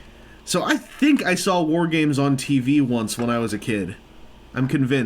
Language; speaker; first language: English; native; English